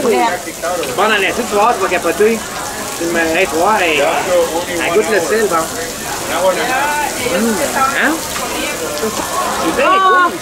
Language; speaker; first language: French; native; French